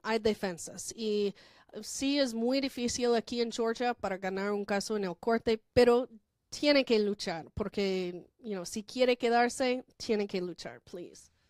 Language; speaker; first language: Spanish; non-native, fluent; English